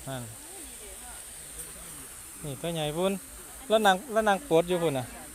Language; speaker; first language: Thai; native; Thai